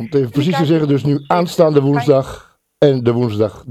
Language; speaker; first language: Dutch; native; Dutch